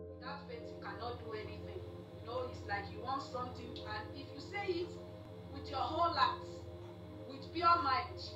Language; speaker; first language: English; native; English